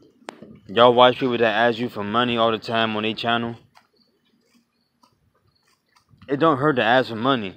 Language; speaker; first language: English; native; English